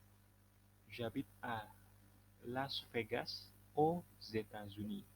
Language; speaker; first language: French; non-native, fluent; Indonesian